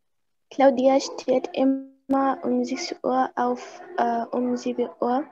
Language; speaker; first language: German; non-native, learner; Arabic